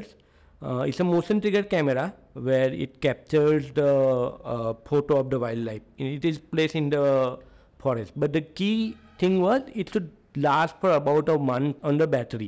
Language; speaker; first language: English; non-native, local second language; Gujarati